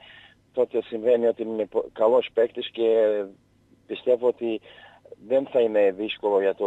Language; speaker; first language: Greek; non-native, learner; Portuguese